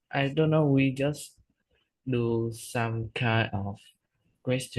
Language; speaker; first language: English; non-native, learner; Vietnamese